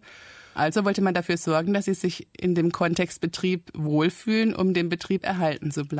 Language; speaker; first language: German; native; German